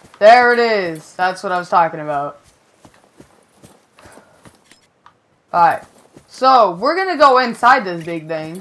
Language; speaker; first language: English; native; English